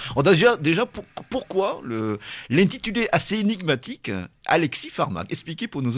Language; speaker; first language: French; native; French